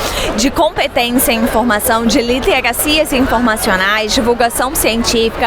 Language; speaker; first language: Portuguese; native; Portuguese